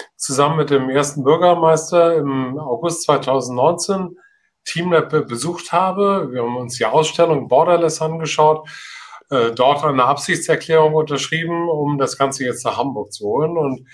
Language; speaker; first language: German; native; German